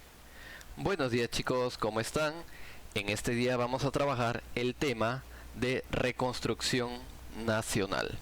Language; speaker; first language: Spanish; native; Spanish